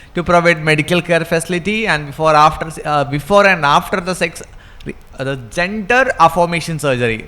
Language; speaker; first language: English; non-native, local second language; Malayalam